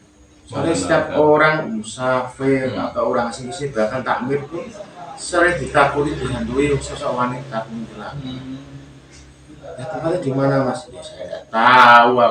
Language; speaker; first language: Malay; non-native, local second language; Javanese